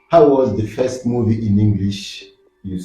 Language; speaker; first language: English; non-native, fluent; French